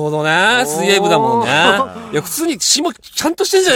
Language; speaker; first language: Japanese; native; Japanese